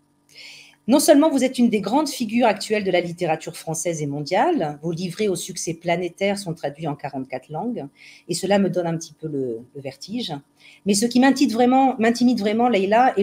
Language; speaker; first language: French; native; French